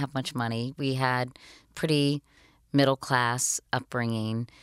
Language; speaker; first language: English; native; English